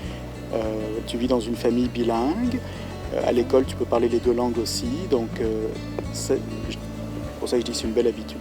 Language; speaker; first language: French; native; French